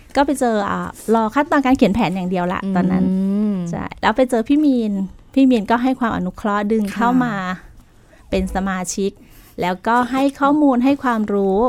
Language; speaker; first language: Thai; native; Thai